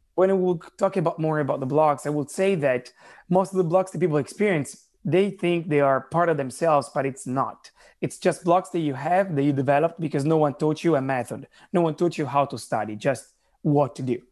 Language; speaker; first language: English; non-native, fluent; Italian